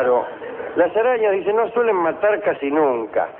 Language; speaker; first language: Spanish; native; Spanish